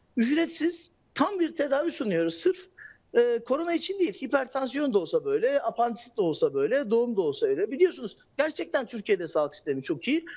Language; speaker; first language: Turkish; native; Turkish